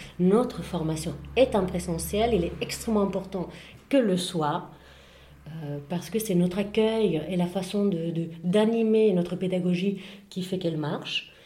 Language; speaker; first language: French; non-native, fluent; Spanish